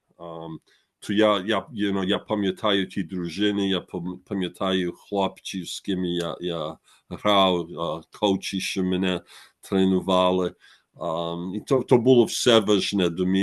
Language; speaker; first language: Ukrainian; early bilingual, heritage; Ukrainian